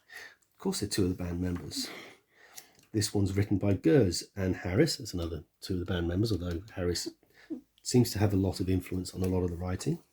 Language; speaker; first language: English; native; English